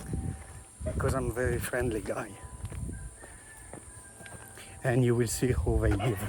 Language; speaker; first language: English; non-native, learner; French